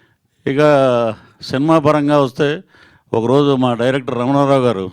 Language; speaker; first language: Telugu; native; Telugu